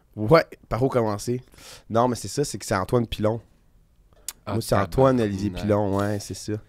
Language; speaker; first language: French; native; French